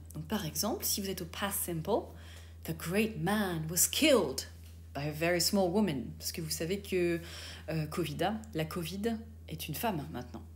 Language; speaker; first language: French; native; French